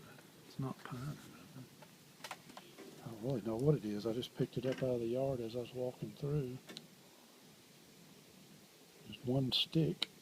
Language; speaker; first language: English; native; English